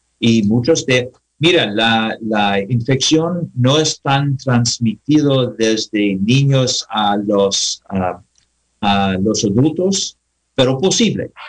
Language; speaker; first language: Spanish; non-native, learner; English